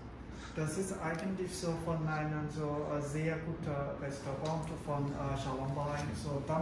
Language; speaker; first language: German; non-native, fluent; Chinese